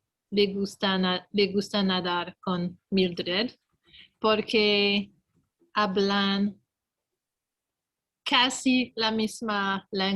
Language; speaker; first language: Spanish; non-native, learner; English